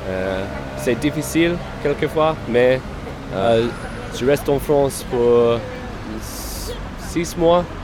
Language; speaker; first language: French; non-native, learner; English